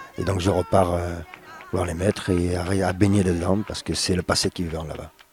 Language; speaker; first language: French; early bilingual, other home language; Spanish